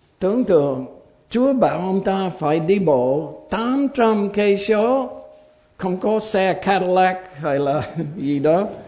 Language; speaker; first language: Vietnamese; non-native, fluent; English